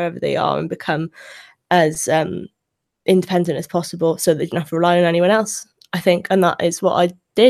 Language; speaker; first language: English; native; English